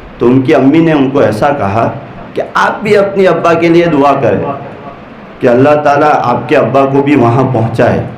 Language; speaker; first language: Urdu; non-native, local second language; Gujarati